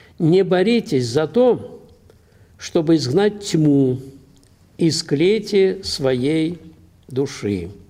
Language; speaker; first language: Russian; native; Russian